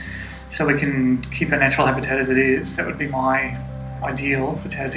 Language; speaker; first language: English; native; English